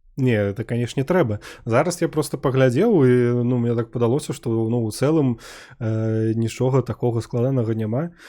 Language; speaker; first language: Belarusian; non-native, local second language; Russian